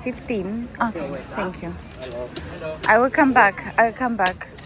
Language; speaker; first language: English; non-native, learner; Polish